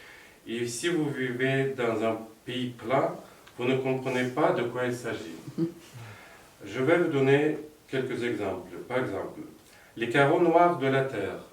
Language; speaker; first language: French; non-native, fluent; Russian